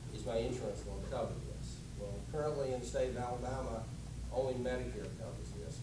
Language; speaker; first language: English; native; English